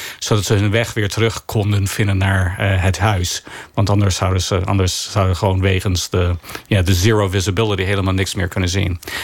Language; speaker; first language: Dutch; non-native, fluent; English